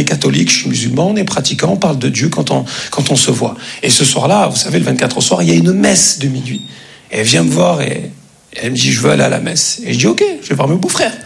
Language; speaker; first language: French; early bilingual, other home language; Arabic